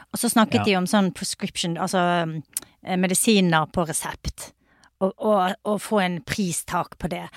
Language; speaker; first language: Norwegian; native; Norwegian